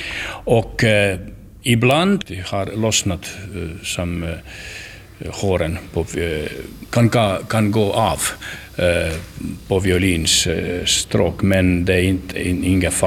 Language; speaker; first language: Swedish; non-native, learner; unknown